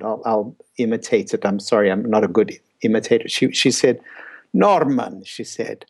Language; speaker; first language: English; native; English